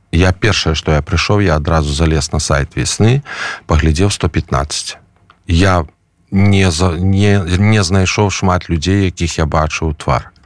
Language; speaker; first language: Belarusian; non-native, local second language; Russian